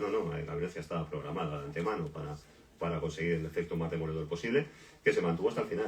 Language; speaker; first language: Spanish; native; Spanish